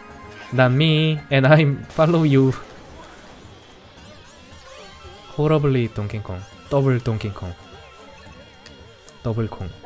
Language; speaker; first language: English; non-native, learner; Korean